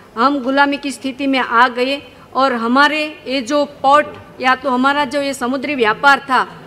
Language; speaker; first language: Hindi; non-native, local second language; Gujarati